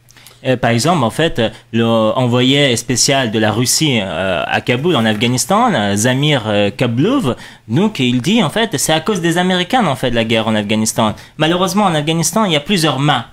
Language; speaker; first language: French; non-native, fluent; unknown